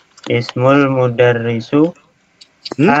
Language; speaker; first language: Arabic; non-native, learner; Indonesian